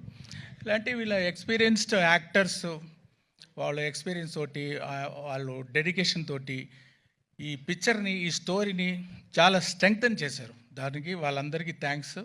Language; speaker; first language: Telugu; non-native, fluent; Tamil